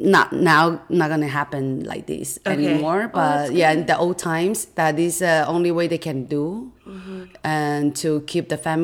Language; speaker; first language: English; non-native, fluent; Chinese